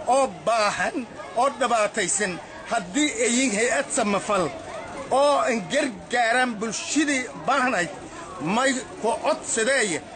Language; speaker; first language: Somali; non-native, local second language; Maay